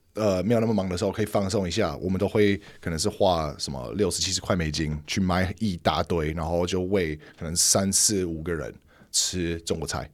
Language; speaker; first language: Chinese; non-native, fluent; English